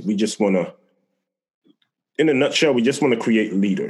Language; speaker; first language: English; native; English